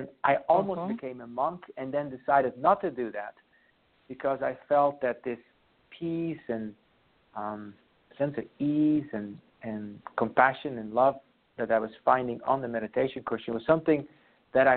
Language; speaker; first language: English; non-native, fluent; Western Frisian